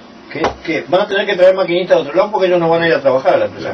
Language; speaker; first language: Spanish; native; Spanish